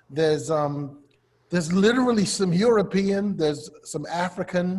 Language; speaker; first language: English; native; English